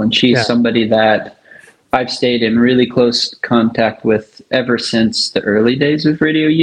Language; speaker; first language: English; native; English